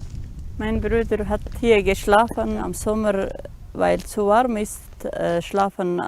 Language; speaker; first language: German; non-native, learner; Aramaic